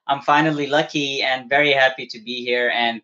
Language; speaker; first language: English; non-native, local second language; Balti